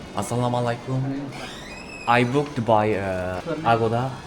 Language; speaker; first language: English; non-native, learner; Korean